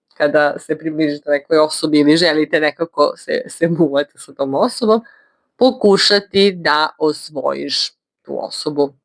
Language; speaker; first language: Bosnian; early bilingual, heritage; Bosnian